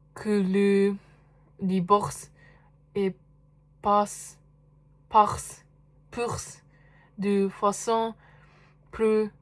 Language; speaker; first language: French; non-native, learner; Japanese